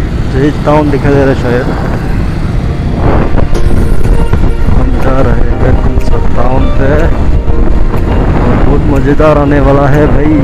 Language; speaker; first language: Hindi; non-native, local second language; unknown